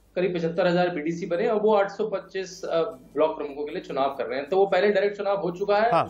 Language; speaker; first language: Hindi; native; Hindi